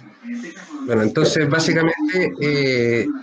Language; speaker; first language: Spanish; native; Spanish